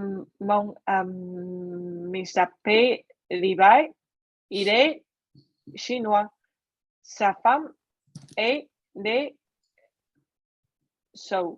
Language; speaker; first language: French; non-native, learner; Chinese